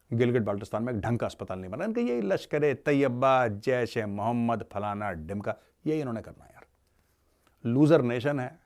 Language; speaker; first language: Hindi; native; Hindi